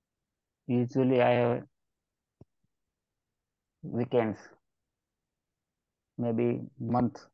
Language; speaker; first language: English; non-native, learner; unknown